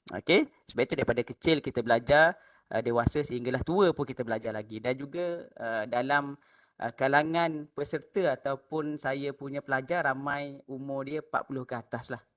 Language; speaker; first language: Malay; native; Malay